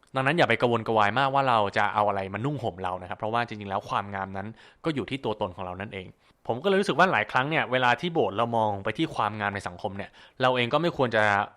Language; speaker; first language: Thai; native; Thai